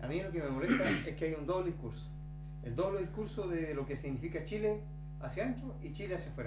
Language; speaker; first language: Spanish; native; Spanish